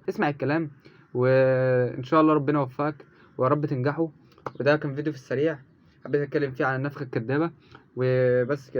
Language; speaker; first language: Arabic; native; Arabic